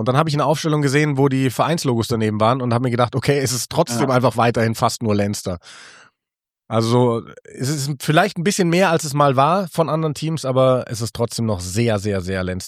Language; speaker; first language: German; native; German